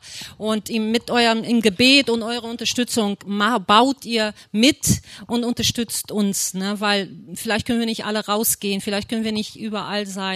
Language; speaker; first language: German; early bilingual, other home language; Portuguese